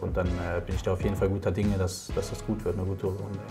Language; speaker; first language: German; native; German